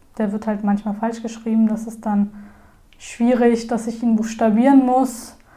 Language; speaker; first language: German; early bilingual, other home language; Turkish